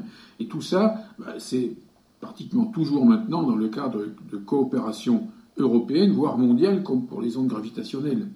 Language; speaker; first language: French; native; French